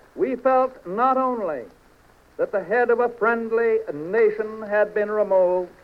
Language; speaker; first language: English; native; English